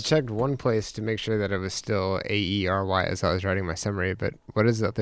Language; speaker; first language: English; native; English